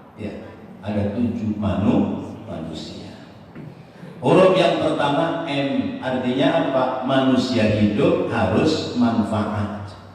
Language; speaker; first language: Indonesian; non-native, local second language; Javanese